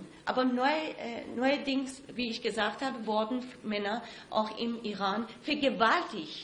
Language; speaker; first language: German; non-native, fluent; Persian